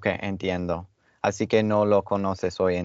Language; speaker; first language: Spanish; non-native, fluent; English